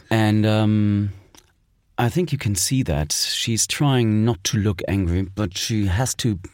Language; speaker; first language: English; non-native, fluent; German